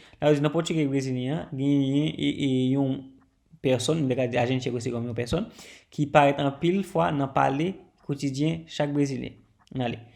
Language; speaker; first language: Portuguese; non-native, learner; Haitian Creole